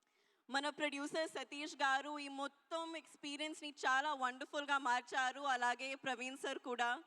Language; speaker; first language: Telugu; non-native, learner; Hindi